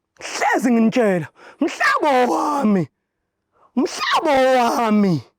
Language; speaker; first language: Zulu; native; Zulu